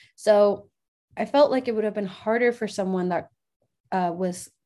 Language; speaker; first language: English; early bilingual, other home language; Spanish